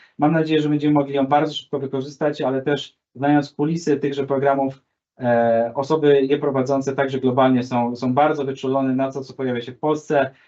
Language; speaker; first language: Polish; native; Polish